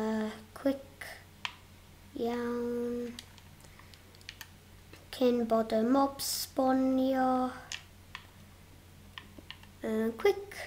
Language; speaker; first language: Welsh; non-native, local second language; English